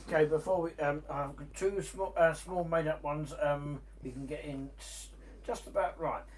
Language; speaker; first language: English; native; English